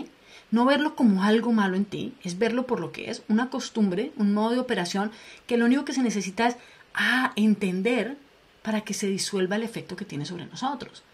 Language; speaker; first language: Spanish; native; Spanish